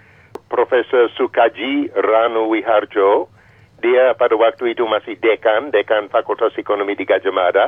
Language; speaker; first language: Indonesian; non-native, fluent; English